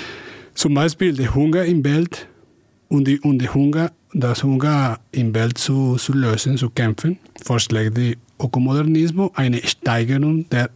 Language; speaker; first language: German; non-native, fluent; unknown